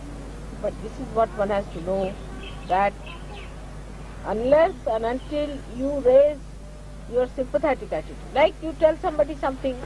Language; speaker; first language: English; non-native, local second language; Hindi